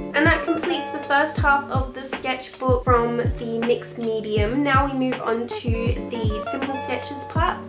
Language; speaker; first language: English; native; English